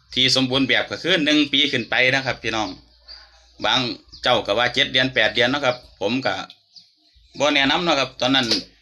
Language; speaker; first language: Thai; native; Thai